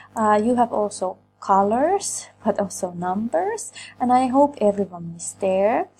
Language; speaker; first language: English; non-native, fluent; Finnish